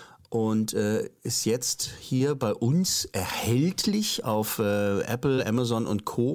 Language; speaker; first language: German; native; German